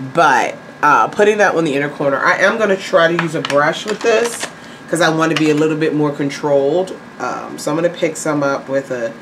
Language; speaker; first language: English; native; English